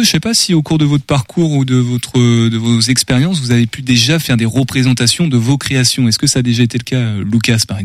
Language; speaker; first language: French; native; French